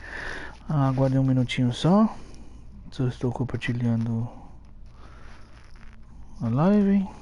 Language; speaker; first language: Portuguese; early bilingual, heritage; Portuguese